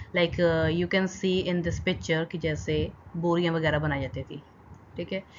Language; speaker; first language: Hindi; non-native, local second language; Punjabi